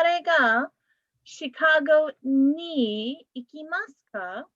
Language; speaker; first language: Japanese; non-native, fluent; English